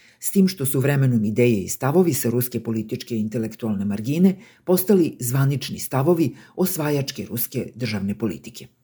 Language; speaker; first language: Serbian; native; Serbian